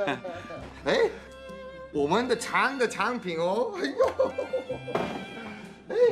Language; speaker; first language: Chinese; non-native, fluent; Morisyen